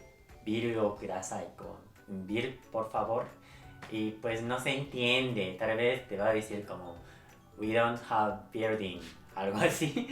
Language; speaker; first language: Spanish; non-native, fluent; Japanese